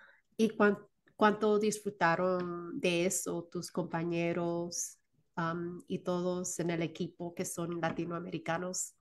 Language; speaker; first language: Spanish; early bilingual, heritage; Spanish